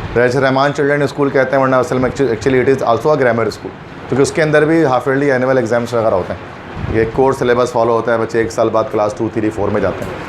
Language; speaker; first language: Urdu; native; Urdu